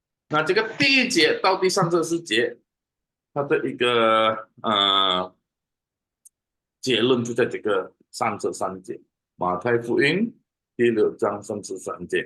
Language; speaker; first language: Chinese; non-native, fluent; Indonesian